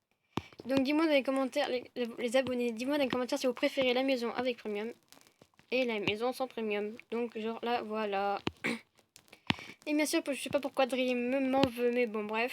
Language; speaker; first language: French; native; French